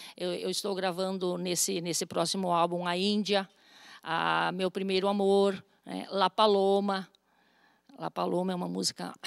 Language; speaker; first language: Portuguese; native; Portuguese